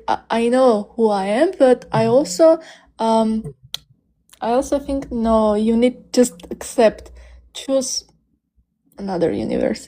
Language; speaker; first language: English; non-native, learner; Armenian